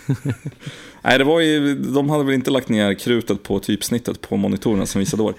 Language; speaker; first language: Swedish; native; Swedish